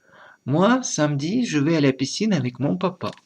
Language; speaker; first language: French; non-native, learner; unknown